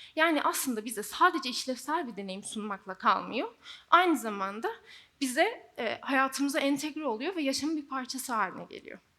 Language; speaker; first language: Turkish; native; Turkish